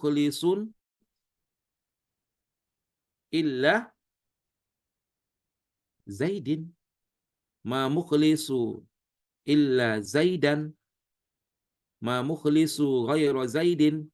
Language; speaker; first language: Arabic; non-native, fluent; Indonesian